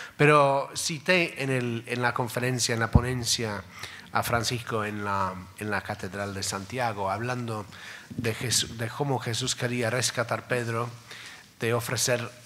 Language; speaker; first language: Spanish; non-native, fluent; English